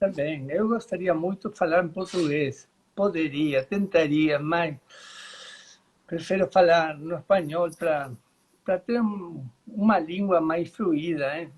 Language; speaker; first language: Portuguese; non-native, learner; Spanish